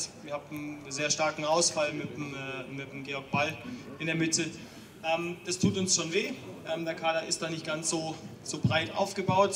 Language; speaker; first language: German; native; German